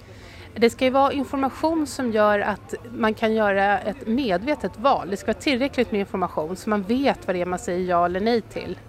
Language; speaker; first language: Swedish; native; Swedish